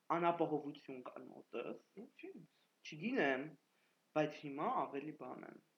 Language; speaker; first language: Armenian; native; Armenian